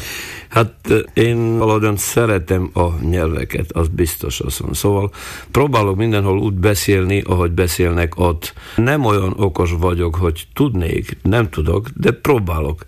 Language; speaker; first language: Hungarian; non-native, local second language; Slovak